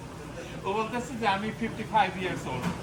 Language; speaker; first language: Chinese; non-native, learner; Bangla